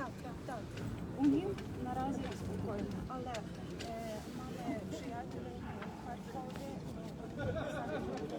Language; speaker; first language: Polish; non-native, learner; Ukrainian